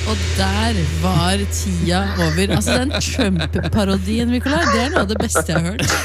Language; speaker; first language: Norwegian; native; Norwegian